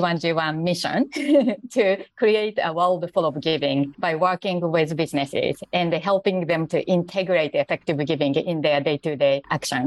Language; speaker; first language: English; non-native, fluent; Japanese